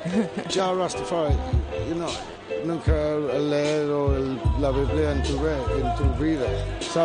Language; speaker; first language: Spanish; non-native, fluent; English